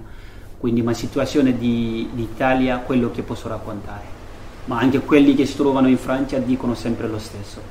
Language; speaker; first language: Italian; non-native, learner; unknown